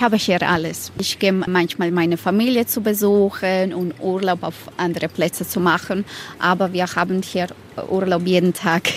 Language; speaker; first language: German; non-native, learner; Croatian